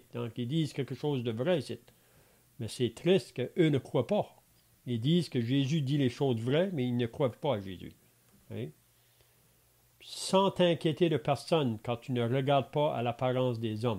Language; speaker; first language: French; native; French